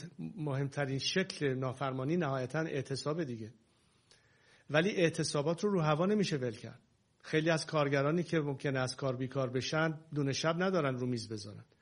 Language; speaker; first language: Persian; native; Persian